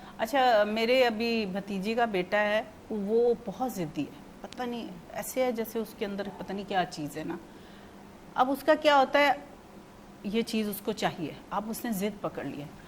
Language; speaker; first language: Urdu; non-native, local second language; Punjabi